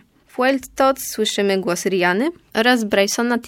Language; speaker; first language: Polish; native; Polish